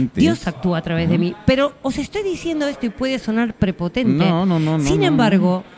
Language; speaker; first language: Spanish; native; Spanish